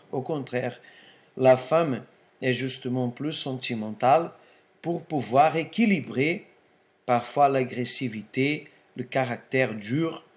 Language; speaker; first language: French; non-native, fluent; Portuguese